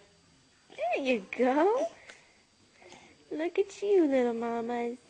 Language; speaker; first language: English; native; English